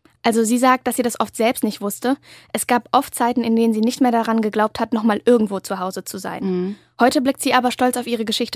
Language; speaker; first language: German; native; German